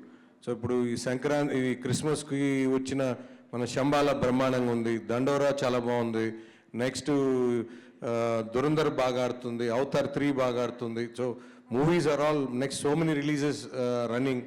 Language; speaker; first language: Telugu; native; Telugu